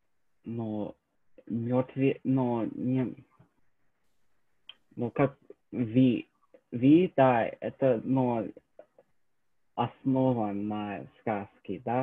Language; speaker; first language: Russian; non-native, learner; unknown